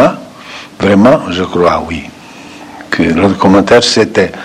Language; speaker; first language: French; non-native, fluent; Portuguese